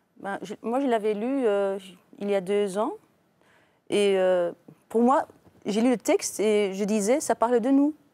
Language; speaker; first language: French; non-native, local second language; Dutch